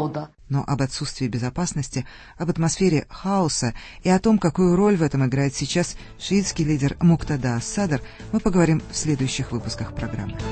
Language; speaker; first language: Russian; native; Russian